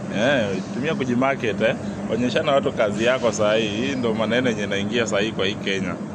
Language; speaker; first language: Swahili; native; Swahili